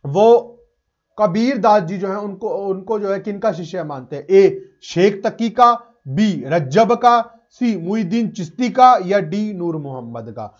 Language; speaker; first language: Hindi; non-native, local second language; Punjabi